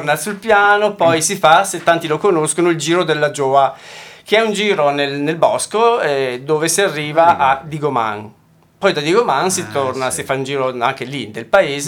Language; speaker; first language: Italian; native; Italian